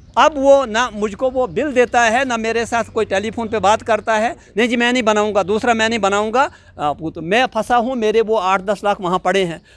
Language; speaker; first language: Hindi; native; Hindi